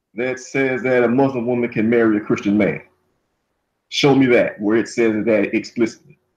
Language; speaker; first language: English; native; English